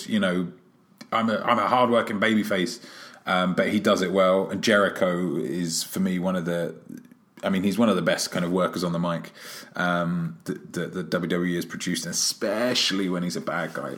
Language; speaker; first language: English; native; English